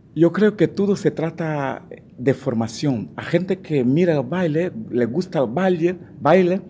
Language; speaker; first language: Spanish; non-native, fluent; Portuguese